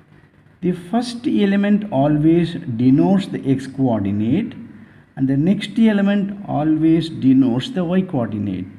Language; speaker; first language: English; non-native, local second language; Tamil